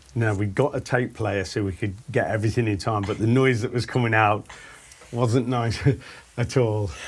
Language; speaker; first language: English; native; English